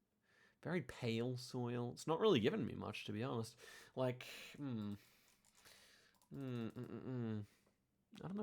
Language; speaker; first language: English; native; English